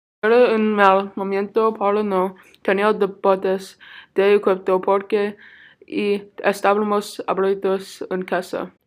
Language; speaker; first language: Spanish; non-native, learner; English